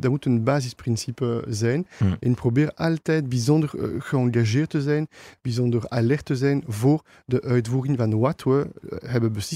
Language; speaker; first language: Dutch; non-native, local second language; French